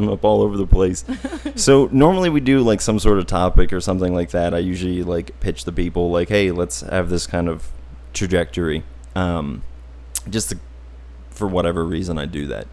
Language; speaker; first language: English; native; English